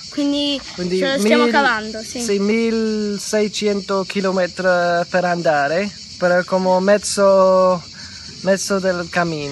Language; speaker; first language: Italian; non-native, learner; Spanish